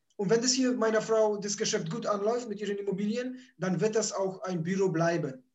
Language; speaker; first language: German; early bilingual, other home language; Polish